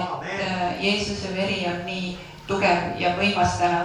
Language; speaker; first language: Finnish; non-native, learner; Estonian